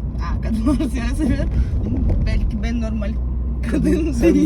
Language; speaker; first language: Turkish; non-native, learner; Russian